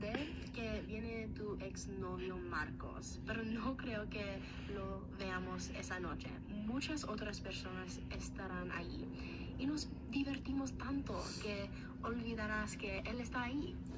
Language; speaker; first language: Spanish; non-native, learner; English